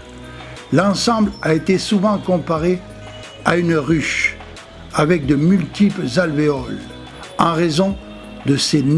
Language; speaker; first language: French; native; French